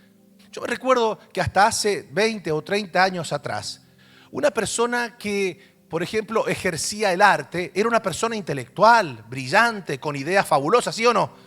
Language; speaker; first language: Spanish; native; Spanish